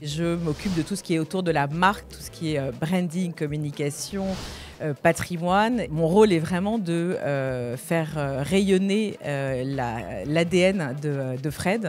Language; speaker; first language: French; native; French